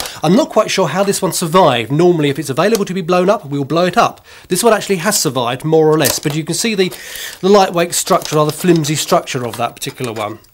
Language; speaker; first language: English; native; English